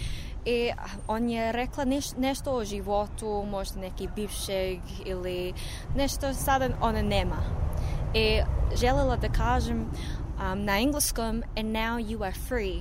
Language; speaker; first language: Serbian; non-native, learner; English